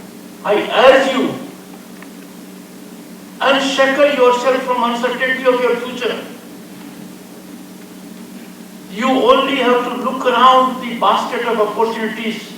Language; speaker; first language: English; non-native, local second language; Hindi